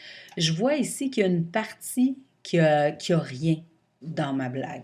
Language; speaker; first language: French; native; French